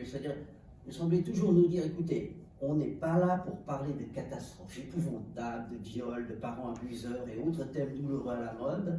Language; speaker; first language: French; native; French